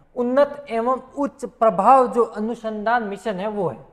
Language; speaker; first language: Hindi; native; Hindi